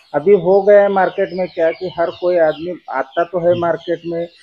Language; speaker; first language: Hindi; non-native, local second language; Marathi